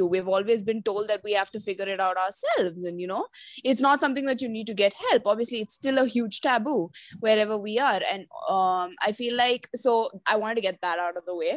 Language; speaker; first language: English; non-native, local second language; Malayalam